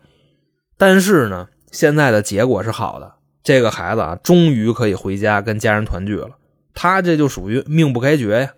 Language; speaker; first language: Chinese; native; Chinese